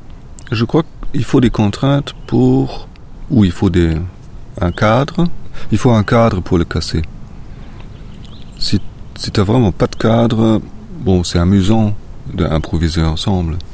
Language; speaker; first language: French; non-native, fluent; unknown